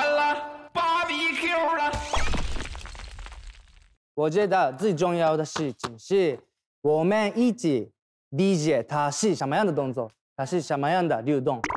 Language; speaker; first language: Chinese; non-native, fluent; Korean